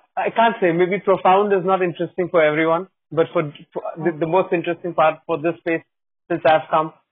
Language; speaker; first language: English; non-native, local second language; Hindi